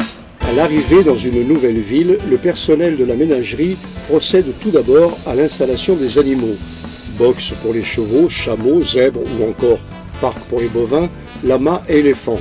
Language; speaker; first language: French; native; French